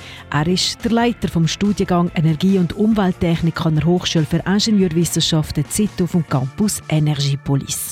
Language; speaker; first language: German; native; German